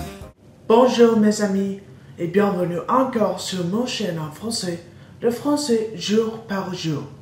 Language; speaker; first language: French; non-native, learner; English